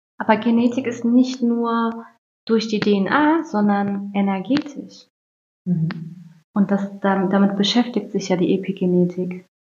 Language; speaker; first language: German; early bilingual, other home language; Turkish